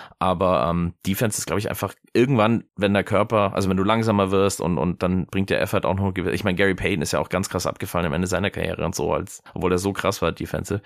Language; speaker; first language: German; early bilingual, other home language; English